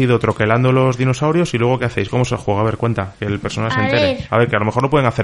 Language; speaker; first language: Spanish; native; Spanish